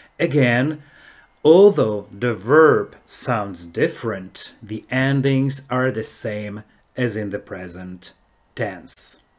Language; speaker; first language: English; non-native, fluent; Polish